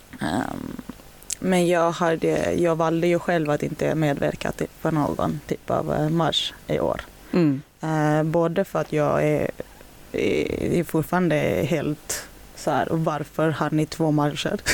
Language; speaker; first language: Swedish; native; Swedish